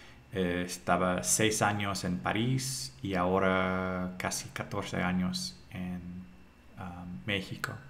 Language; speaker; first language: Spanish; non-native, fluent; English